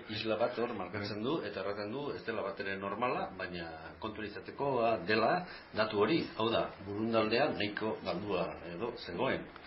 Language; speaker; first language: Basque; native; Basque